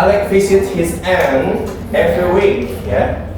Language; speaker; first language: English; non-native, fluent; Indonesian